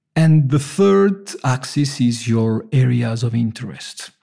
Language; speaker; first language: English; non-native, fluent; Italian